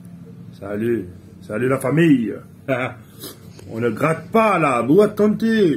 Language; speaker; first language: French; native; French